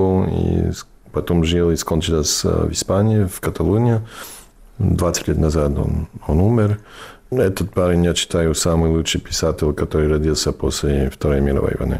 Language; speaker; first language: Russian; non-native, fluent; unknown